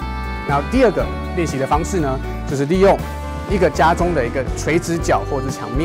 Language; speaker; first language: Chinese; native; Chinese